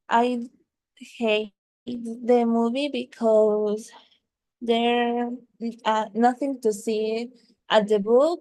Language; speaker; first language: English; non-native, learner; Spanish